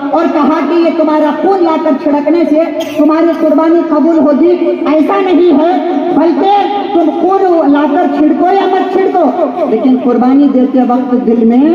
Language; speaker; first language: Urdu; native; Urdu